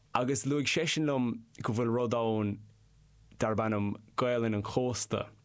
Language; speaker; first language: Irish; non-native, local second language; English